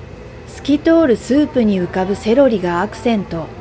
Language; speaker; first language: Japanese; native; Japanese